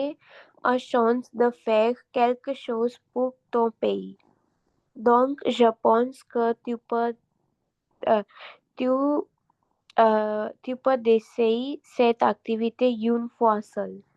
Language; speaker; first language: French; non-native, learner; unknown